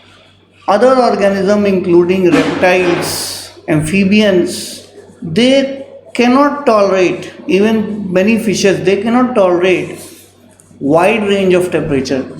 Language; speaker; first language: English; non-native, local second language; Hindi